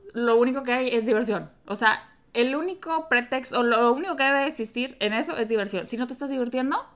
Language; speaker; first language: Spanish; native; Spanish